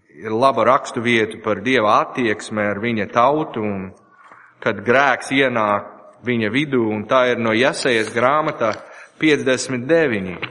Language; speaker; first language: Latvian; non-native, learner; English